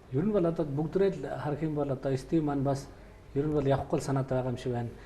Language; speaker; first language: Mongolian; native; Mongolian